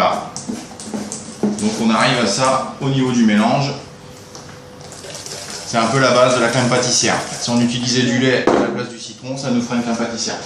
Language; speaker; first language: French; native; French